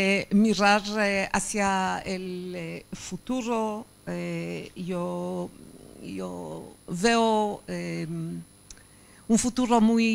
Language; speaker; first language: Spanish; non-native, fluent; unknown